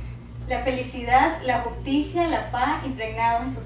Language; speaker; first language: Spanish; native; Spanish